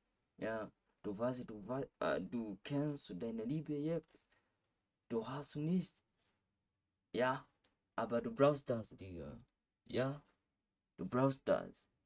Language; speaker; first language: German; non-native, learner; Swahili